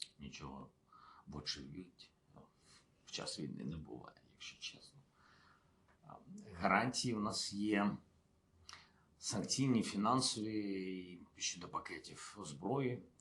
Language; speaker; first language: Ukrainian; non-native, local second language; Russian